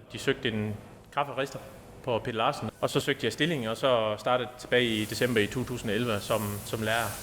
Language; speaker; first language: Danish; non-native, fluent; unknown